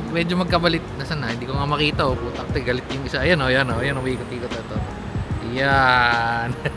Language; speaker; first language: Filipino; native; Filipino